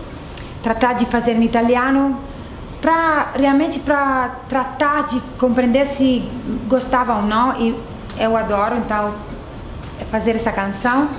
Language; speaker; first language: Portuguese; non-native, fluent; Italian